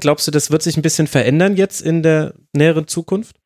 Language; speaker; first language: German; native; German